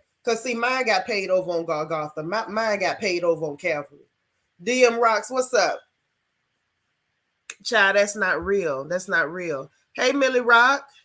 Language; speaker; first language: English; native; English